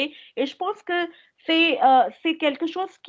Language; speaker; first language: French; non-native, fluent; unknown